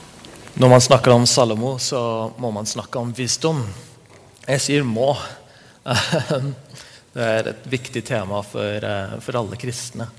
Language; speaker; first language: Norwegian; non-native, fluent; English